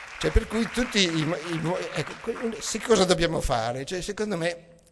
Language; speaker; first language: Italian; native; Italian